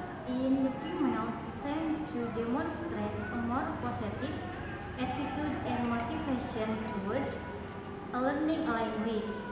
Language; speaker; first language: English; non-native, learner; Indonesian